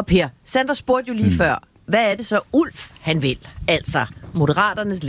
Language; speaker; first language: Danish; native; Danish